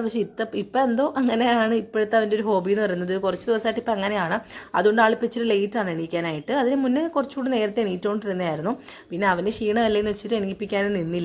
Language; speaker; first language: Malayalam; native; Malayalam